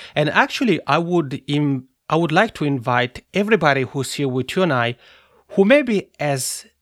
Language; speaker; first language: English; non-native, fluent; Italian